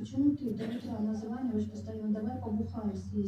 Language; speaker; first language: Russian; native; Russian